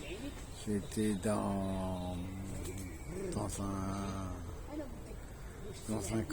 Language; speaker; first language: French; early bilingual, other home language; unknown